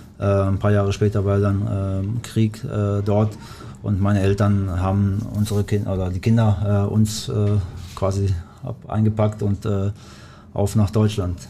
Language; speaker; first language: German; early bilingual, other home language; Albanian